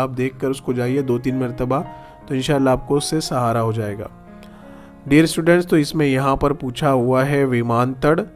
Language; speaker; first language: Urdu; native; Urdu